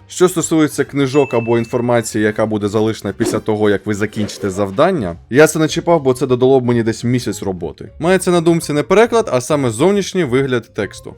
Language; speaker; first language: Ukrainian; non-native, local second language; Russian